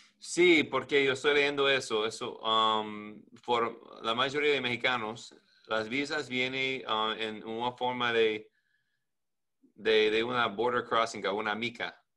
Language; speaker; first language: Spanish; non-native, learner; English